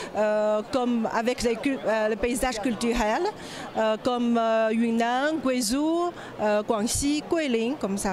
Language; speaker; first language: French; non-native, learner; Chinese